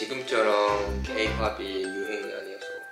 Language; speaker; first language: Korean; non-native, fluent; Japanese